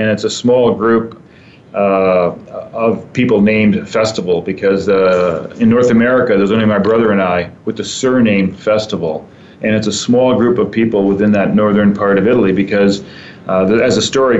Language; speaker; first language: English; native; English